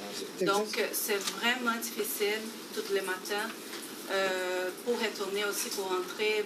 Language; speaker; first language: French; non-native, fluent; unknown